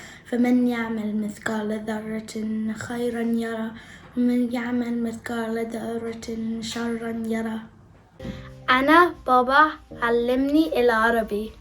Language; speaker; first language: Arabic; early bilingual, heritage; Arabic